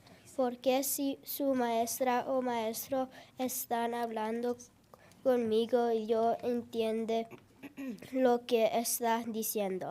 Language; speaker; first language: Spanish; non-native, learner; English